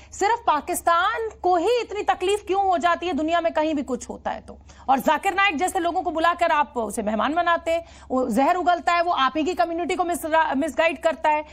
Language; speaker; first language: Hindi; native; Hindi